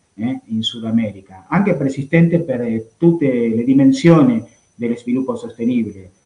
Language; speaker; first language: Italian; non-native, fluent; Spanish